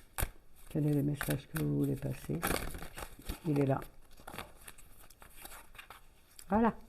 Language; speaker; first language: French; native; French